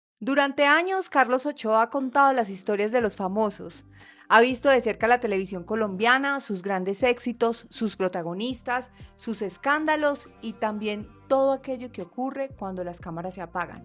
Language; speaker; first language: Spanish; native; Spanish